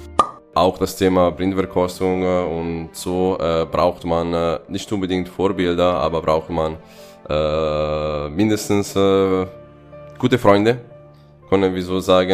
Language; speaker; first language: German; non-native, fluent; Italian